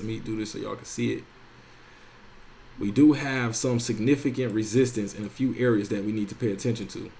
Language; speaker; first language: English; native; English